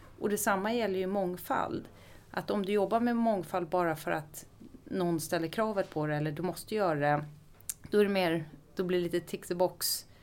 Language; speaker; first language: Swedish; native; Swedish